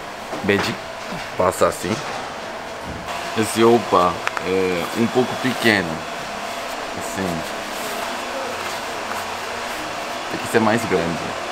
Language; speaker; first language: Portuguese; non-native, learner; Korean